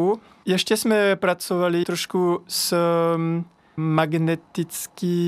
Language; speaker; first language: Czech; non-native, fluent; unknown